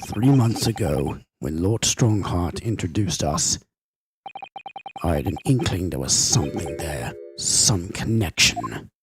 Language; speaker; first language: English; native; English